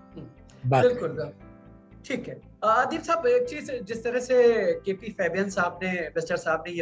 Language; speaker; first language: Hindi; native; Hindi